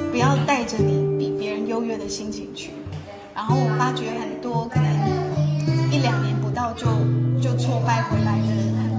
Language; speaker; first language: Chinese; native; Chinese